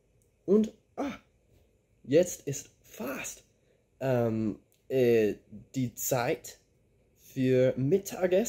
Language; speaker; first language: German; non-native, learner; English